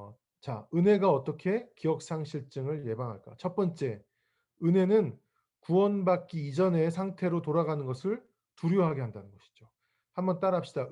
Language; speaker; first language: Korean; native; Korean